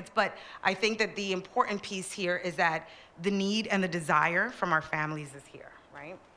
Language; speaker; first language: English; early bilingual, other home language; Spanish